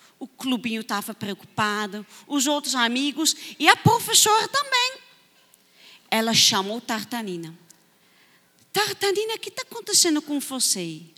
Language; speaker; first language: Portuguese; non-native, fluent; Dutch